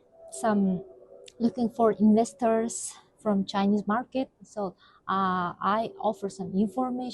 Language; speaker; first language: English; non-native, fluent; Kazakh